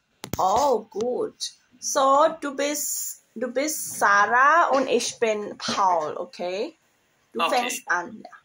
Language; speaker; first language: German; non-native, fluent; Thai